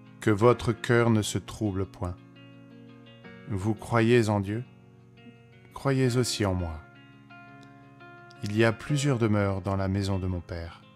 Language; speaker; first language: French; native; French